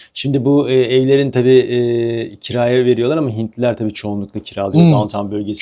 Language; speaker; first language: Turkish; native; Turkish